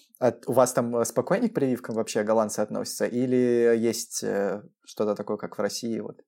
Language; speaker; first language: Russian; native; Russian